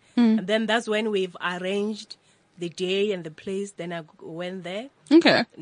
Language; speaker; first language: English; non-native, local second language; Northern Sotho